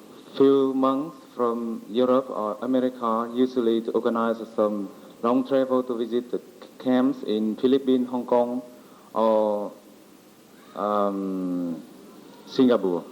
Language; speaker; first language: English; non-native, learner; Vietnamese